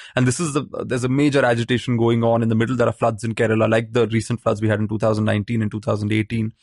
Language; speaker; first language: English; non-native, local second language; Malayalam